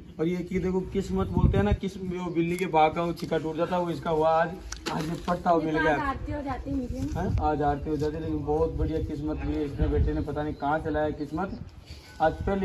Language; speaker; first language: Hindi; native; Hindi